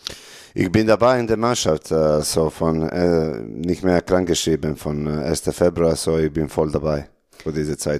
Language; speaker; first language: German; non-native, learner; Serbian